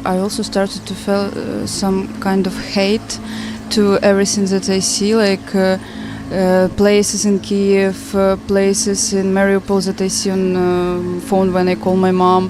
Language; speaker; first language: English; non-native, fluent; Ukrainian